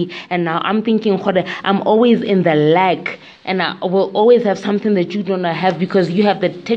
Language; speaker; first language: English; non-native, local second language; Tswana